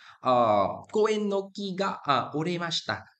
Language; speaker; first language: Japanese; non-native, fluent; Vietnamese